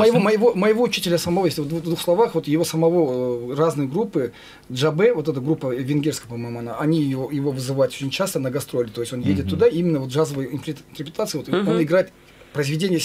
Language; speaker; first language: Russian; non-native, fluent; Azerbaijani